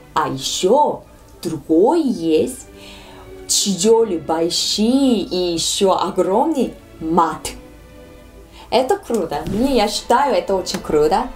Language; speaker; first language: Russian; non-native, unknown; Korean